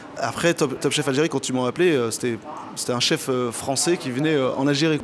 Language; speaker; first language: French; early bilingual, other home language; Arabic